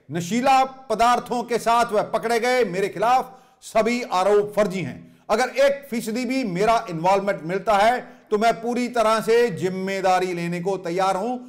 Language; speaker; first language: Hindi; native; Hindi